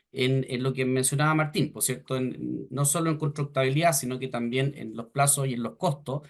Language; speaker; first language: Spanish; native; Spanish